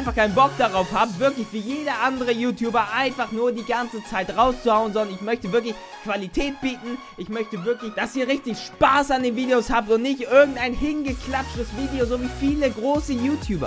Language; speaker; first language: German; native; German